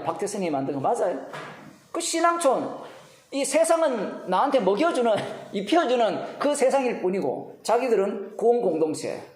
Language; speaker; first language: Korean; native; Korean